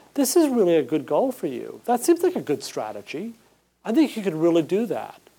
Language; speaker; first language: English; native; English